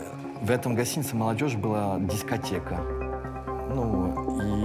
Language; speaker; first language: Russian; early bilingual, heritage; French